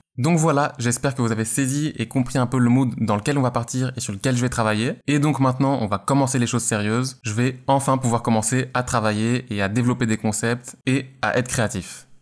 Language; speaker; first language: French; native; French